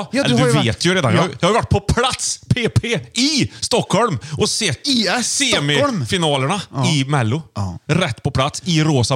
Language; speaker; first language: Swedish; native; Swedish